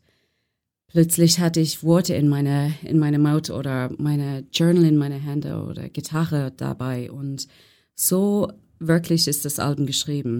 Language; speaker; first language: German; non-native, learner; English